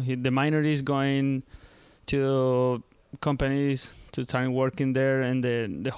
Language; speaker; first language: English; non-native, learner; Spanish